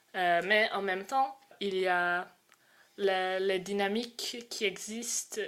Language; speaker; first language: French; non-native, fluent; Croatian